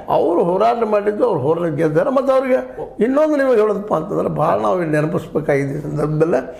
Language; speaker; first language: Kannada; native; Kannada